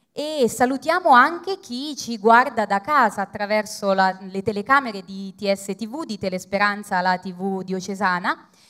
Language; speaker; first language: Italian; native; Italian